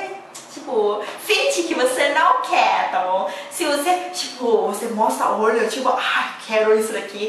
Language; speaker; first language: Portuguese; non-native, learner; Thai